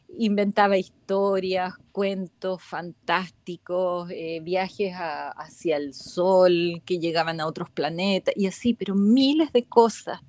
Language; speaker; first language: Spanish; native; Spanish